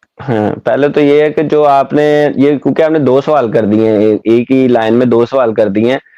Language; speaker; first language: Urdu; non-native, local second language; Punjabi